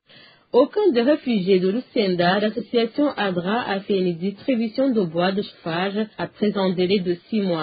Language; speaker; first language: French; non-native, local second language; Rundi